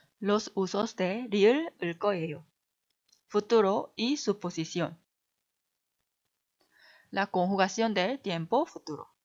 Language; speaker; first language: Spanish; non-native, fluent; Korean